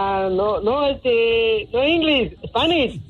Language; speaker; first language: English; non-native, learner; Spanish